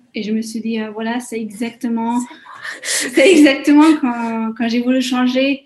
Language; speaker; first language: French; non-native, fluent; Hungarian